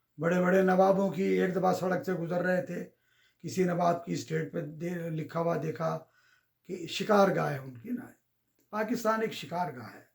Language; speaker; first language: Urdu; native; Urdu